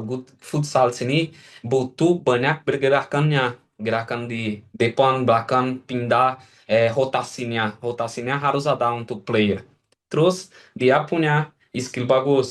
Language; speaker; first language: Indonesian; non-native, fluent; Portuguese